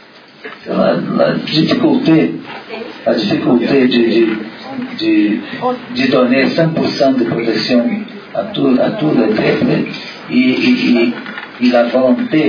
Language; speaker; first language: French; non-native, learner; Portuguese